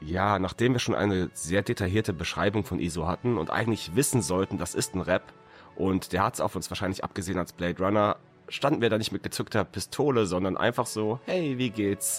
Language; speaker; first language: German; native; German